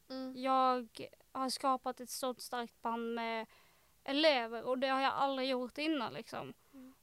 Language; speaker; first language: Swedish; native; Swedish